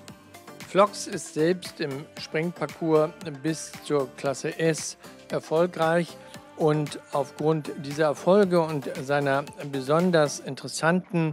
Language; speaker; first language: German; native; German